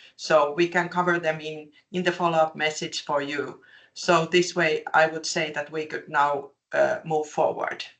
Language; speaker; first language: English; non-native, fluent; Finnish